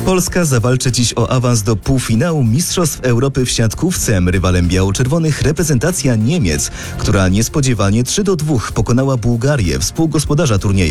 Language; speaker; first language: Polish; native; Polish